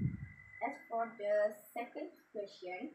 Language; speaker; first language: English; non-native, fluent; Malay